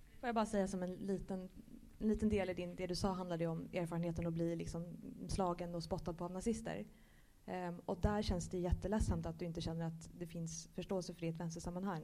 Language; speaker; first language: Swedish; native; Swedish